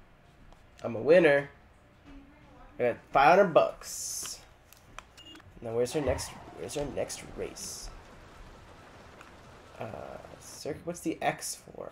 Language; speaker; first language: English; native; English